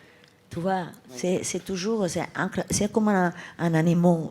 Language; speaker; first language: French; non-native, fluent; Italian